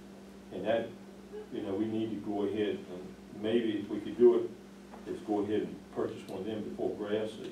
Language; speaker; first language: English; native; English